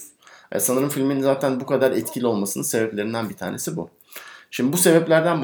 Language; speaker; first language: Turkish; native; Turkish